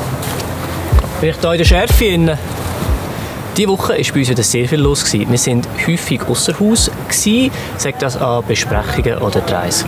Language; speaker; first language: German; native; German